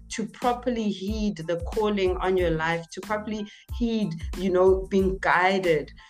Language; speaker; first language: English; non-native, local second language; Zulu